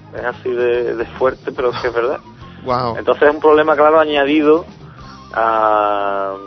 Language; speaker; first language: Spanish; native; Spanish